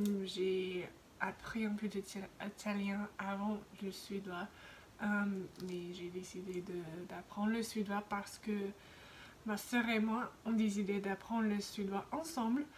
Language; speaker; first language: French; non-native, fluent; English